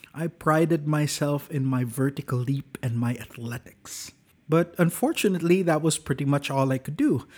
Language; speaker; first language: English; non-native, local second language; Cebuano